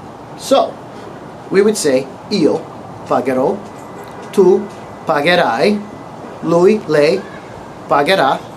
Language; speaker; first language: Italian; non-native, fluent; English